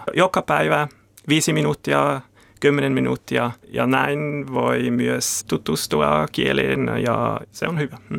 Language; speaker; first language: Finnish; non-native, learner; German